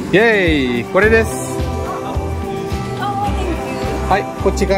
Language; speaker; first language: Japanese; non-native, fluent; Balinese